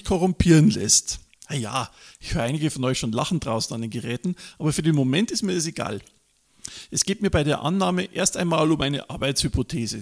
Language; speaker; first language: German; native; German